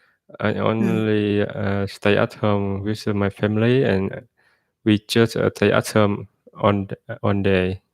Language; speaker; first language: English; non-native, learner; Vietnamese